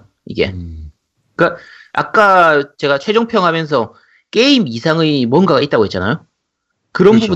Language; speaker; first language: Korean; native; Korean